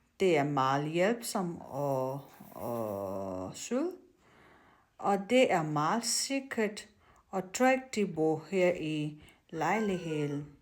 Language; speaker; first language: Danish; non-native, learner; Nepali